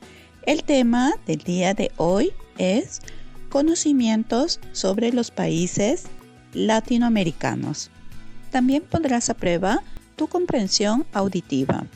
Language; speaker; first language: Spanish; non-native, fluent; Norwegian